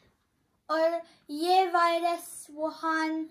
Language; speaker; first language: Hindi; early bilingual, heritage; Hindi